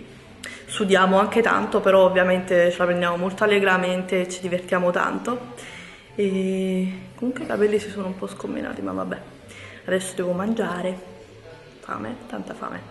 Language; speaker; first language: Italian; native; Italian